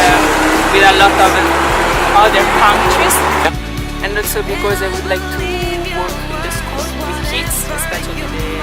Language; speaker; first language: English; non-native, learner; Italian